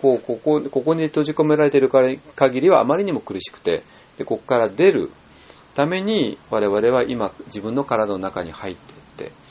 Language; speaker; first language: Japanese; native; Japanese